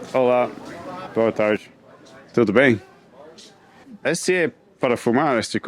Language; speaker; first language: Portuguese; non-native, learner; English